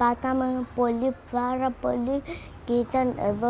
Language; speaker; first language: Greek; early bilingual, other home language; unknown